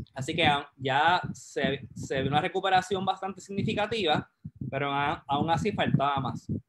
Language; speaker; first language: Spanish; native; Spanish